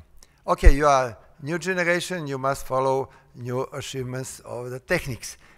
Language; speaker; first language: English; non-native, fluent; Serbian